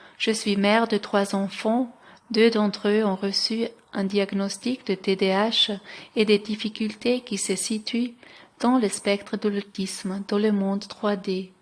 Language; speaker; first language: French; non-native, local second language; Swiss German